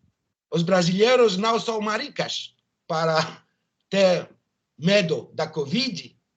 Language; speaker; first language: Portuguese; non-native, learner; French